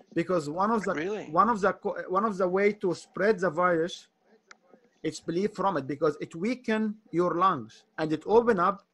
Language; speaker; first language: English; non-native, fluent; Arabic